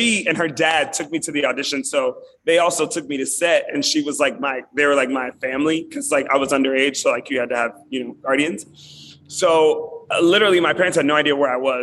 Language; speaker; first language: English; native; English